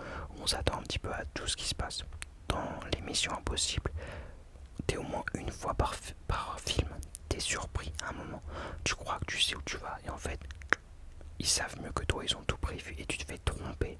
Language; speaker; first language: French; native; French